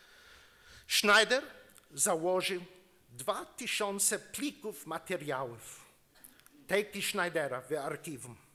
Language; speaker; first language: Polish; non-native, learner; English